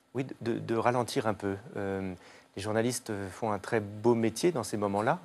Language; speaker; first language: French; native; French